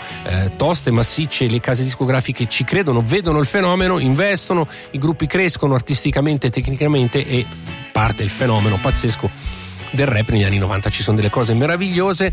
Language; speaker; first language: Italian; native; Italian